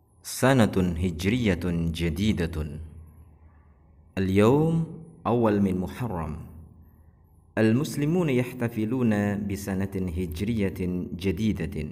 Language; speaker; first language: Arabic; non-native, fluent; Indonesian